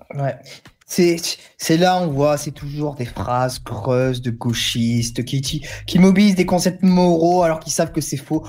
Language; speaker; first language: French; native; French